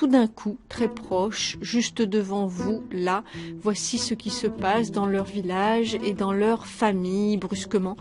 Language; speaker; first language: French; native; French